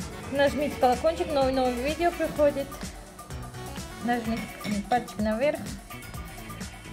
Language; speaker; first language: Russian; non-native, learner; Tajik